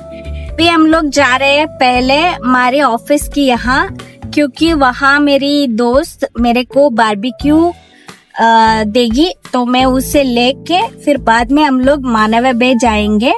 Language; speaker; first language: Hindi; non-native, local second language; Kannada